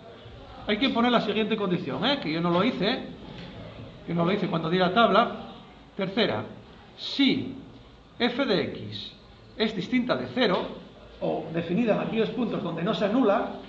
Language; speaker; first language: Spanish; native; Spanish